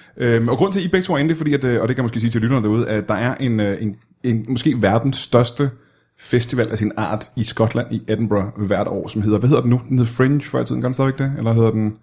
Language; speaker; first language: Danish; native; Danish